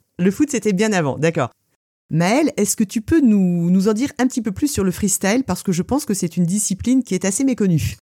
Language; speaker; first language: French; native; French